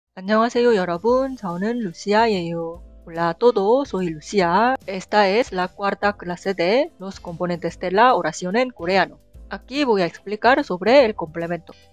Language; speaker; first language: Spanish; non-native, fluent; Korean